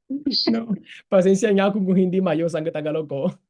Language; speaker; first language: Filipino; non-native, fluent; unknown